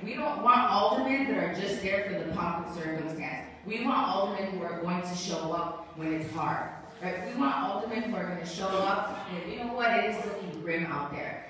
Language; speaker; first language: English; early bilingual, other home language; Spanish